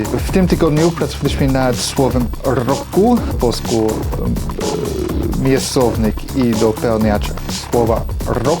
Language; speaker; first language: Polish; non-native, fluent; English